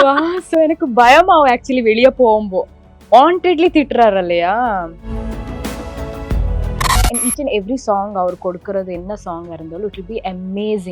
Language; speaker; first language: Tamil; non-native, local second language; Kannada